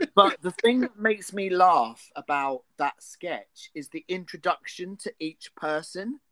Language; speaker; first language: English; native; English